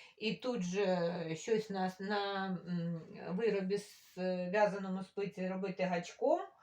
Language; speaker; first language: Ukrainian; non-native, local second language; Russian